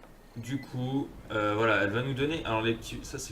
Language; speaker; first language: French; native; French